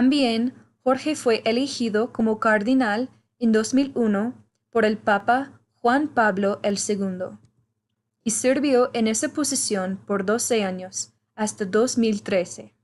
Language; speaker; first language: Spanish; non-native, fluent; English